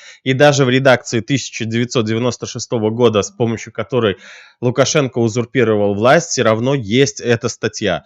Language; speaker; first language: Russian; native; Russian